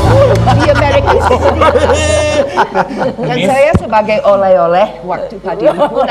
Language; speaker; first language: Indonesian; non-native, learner; English